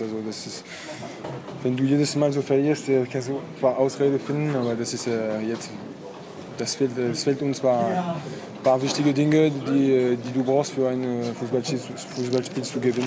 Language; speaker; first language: German; non-native, fluent; French